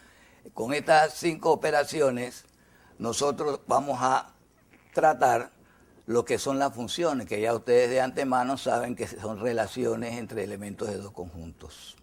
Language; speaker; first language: Spanish; native; Spanish